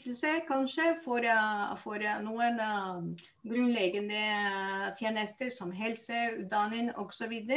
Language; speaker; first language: Norwegian; non-native, fluent; Spanish